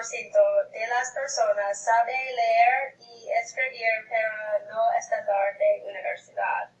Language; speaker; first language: Spanish; non-native, learner; English